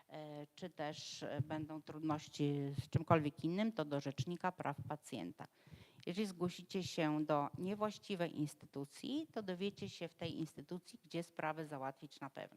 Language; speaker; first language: Polish; native; Polish